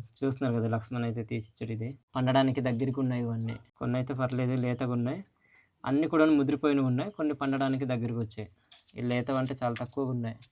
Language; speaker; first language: Telugu; non-native, local second language; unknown